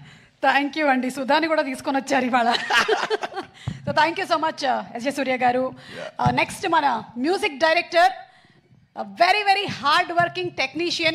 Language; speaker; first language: Telugu; native; Telugu